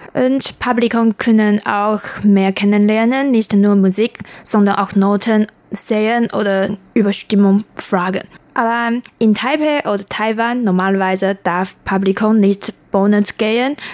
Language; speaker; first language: German; non-native, learner; Chinese